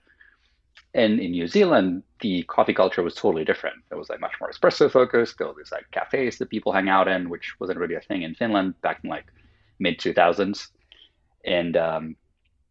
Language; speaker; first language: English; non-native, fluent; Finnish